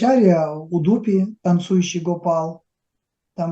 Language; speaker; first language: Russian; native; Russian